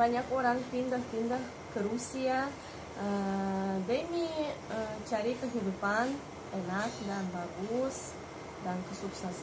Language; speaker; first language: Indonesian; non-native, fluent; Russian